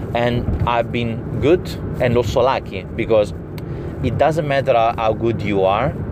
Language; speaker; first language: English; non-native, fluent; Italian